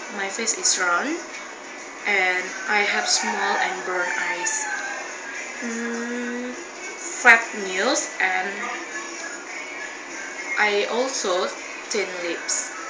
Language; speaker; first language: English; non-native, learner; Indonesian